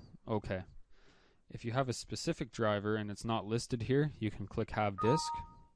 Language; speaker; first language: English; native; English